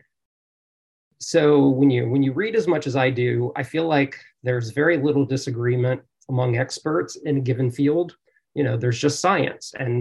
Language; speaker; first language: English; native; English